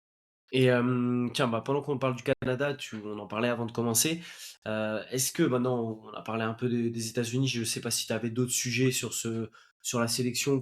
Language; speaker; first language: French; native; French